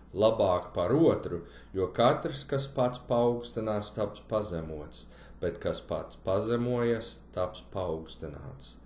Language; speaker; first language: Latvian; early bilingual, heritage; Latvian